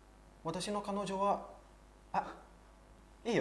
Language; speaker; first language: Japanese; non-native, learner; Indonesian